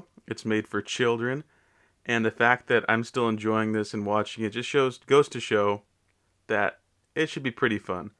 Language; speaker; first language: English; native; English